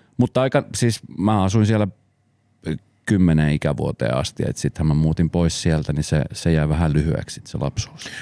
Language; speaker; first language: Finnish; early bilingual, other home language; Spanish